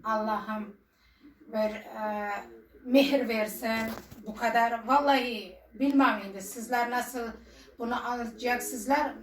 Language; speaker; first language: Turkish; non-native, learner; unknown